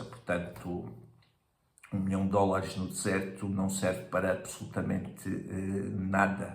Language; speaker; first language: Portuguese; native; Portuguese